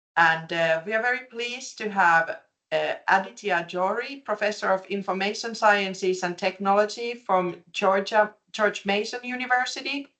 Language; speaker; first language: English; non-native, fluent; Finnish